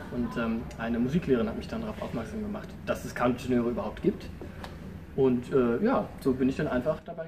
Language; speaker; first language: German; native; German